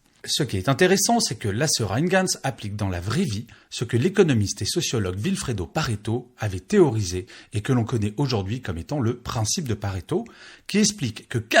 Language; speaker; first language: French; native; French